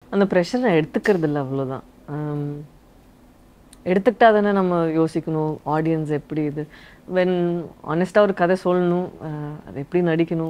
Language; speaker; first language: Tamil; non-native, local second language; Badaga